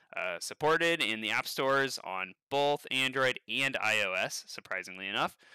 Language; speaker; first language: English; native; English